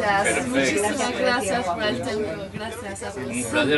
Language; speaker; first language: Spanish; non-native, learner; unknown